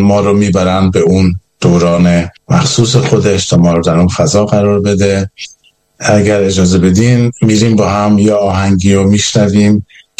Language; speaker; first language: Persian; native; Persian